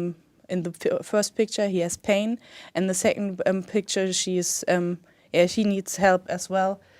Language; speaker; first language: English; non-native, fluent; German